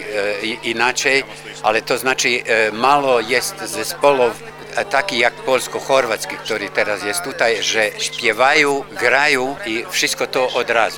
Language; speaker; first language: Polish; non-native, learner; Croatian